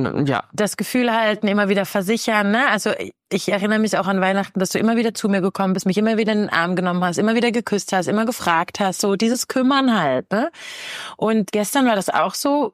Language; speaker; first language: German; native; German